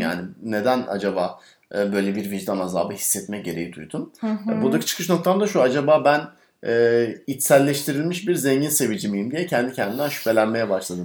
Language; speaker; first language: Turkish; native; Turkish